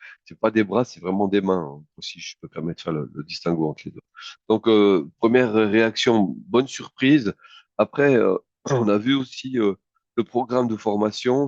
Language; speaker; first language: French; native; French